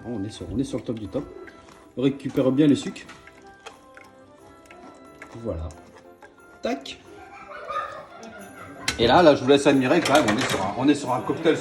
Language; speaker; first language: French; native; French